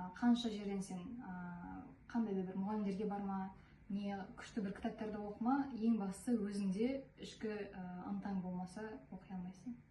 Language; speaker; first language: Kazakh; native; Kazakh